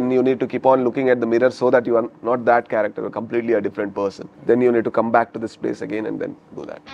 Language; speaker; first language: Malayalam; non-native, learner; Kannada